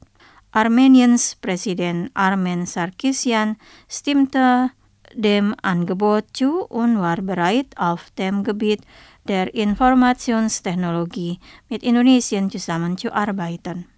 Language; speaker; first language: German; non-native, fluent; Indonesian